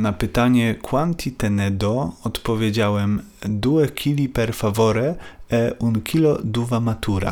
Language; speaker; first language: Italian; non-native, fluent; Polish